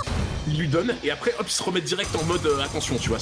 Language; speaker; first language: French; native; French